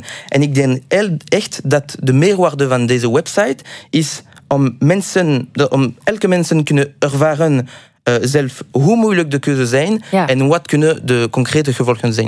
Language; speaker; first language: Dutch; non-native, local second language; French